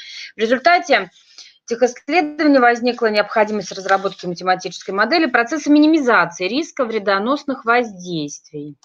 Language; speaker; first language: Russian; native; Russian